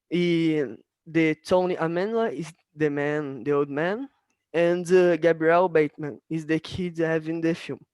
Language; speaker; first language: English; non-native, learner; Portuguese